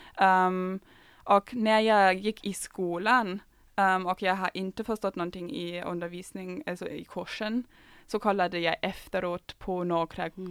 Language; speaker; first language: Swedish; non-native, fluent; German